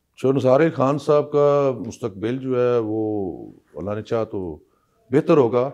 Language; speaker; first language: Urdu; non-native, local second language; Punjabi